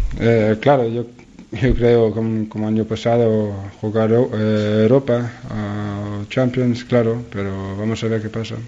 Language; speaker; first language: Spanish; non-native, learner; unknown